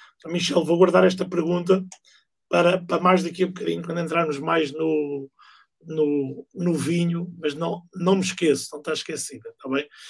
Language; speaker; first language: Portuguese; native; Portuguese